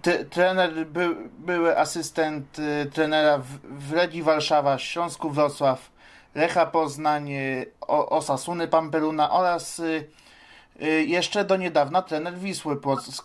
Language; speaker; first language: Polish; native; Polish